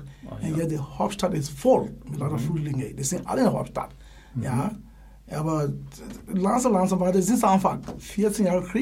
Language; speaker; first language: German; non-native, learner; English